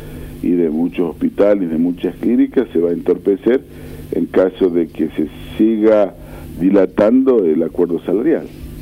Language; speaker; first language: Spanish; native; Spanish